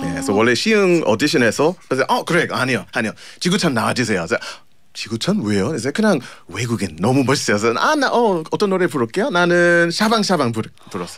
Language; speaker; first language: Korean; non-native, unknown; English